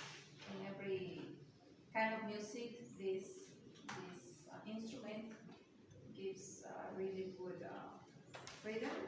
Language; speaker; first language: English; non-native, learner; Spanish